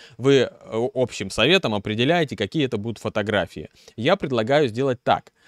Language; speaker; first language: Russian; native; Russian